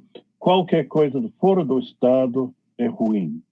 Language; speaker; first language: Portuguese; non-native, fluent; English